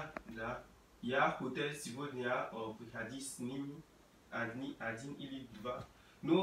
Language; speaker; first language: Russian; non-native, learner; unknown